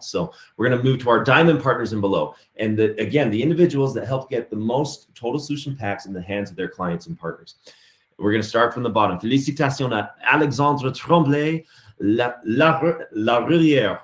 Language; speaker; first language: English; native; English